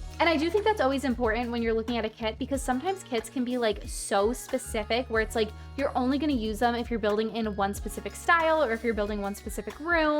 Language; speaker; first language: English; native; English